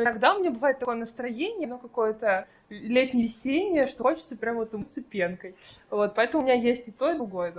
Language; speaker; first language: Russian; native; Russian